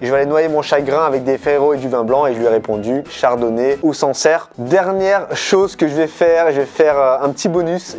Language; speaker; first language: French; native; French